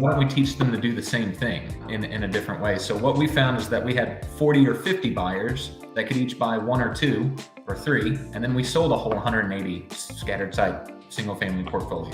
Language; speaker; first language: English; native; English